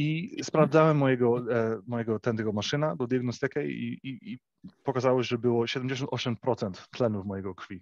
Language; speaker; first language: Polish; early bilingual, heritage; English